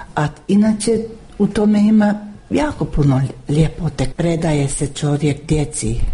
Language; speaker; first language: Croatian; early bilingual, heritage; Croatian